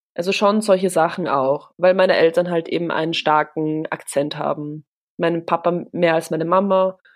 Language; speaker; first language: German; early bilingual, other home language; Polish